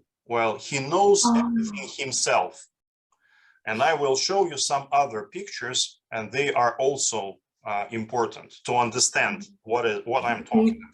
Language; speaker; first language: English; non-native, fluent; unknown